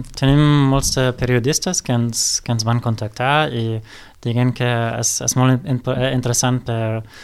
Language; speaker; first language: Catalan; non-native, fluent; German